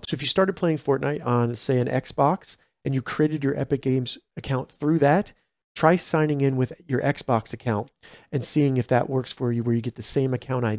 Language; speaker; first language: English; native; English